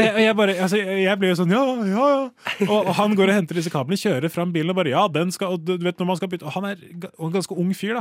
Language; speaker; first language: Norwegian; native; Norwegian